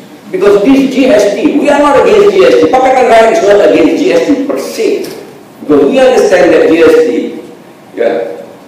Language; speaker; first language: English; non-native, local second language; Malay